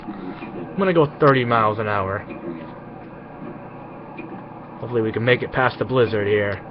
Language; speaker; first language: English; native; English